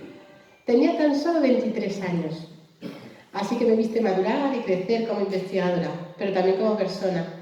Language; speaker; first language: Spanish; native; Spanish